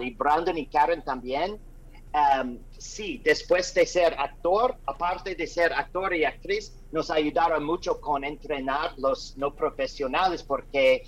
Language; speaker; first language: Spanish; non-native, learner; English